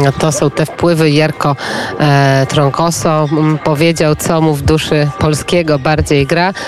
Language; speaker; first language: Polish; native; Polish